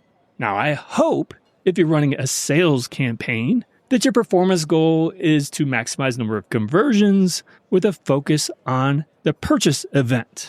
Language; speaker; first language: English; native; English